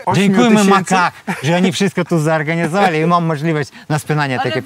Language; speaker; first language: Polish; non-native, learner; Russian